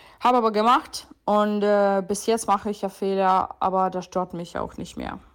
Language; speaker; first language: German; non-native, fluent; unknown